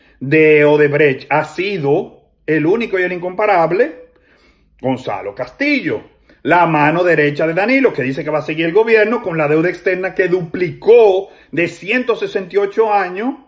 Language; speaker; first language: Spanish; native; Spanish